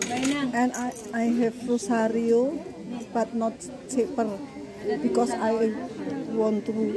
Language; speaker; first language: English; non-native, learner; Javanese